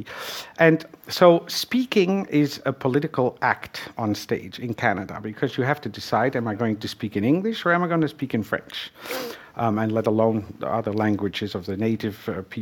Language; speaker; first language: English; non-native, fluent; Dutch